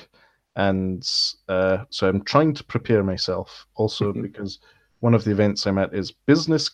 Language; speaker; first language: English; native; English